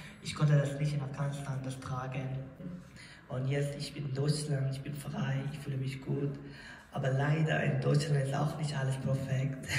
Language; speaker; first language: German; non-native, learner; Persian